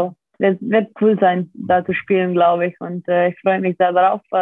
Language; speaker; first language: German; non-native, fluent; Slovenian